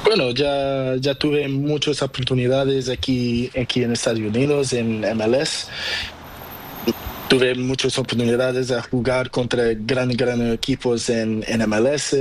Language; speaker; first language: Spanish; non-native, learner; Portuguese